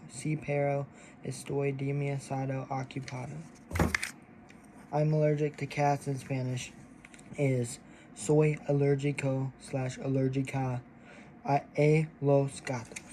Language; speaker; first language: Spanish; non-native, learner; English